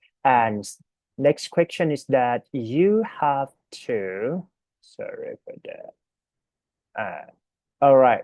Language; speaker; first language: English; non-native, fluent; Thai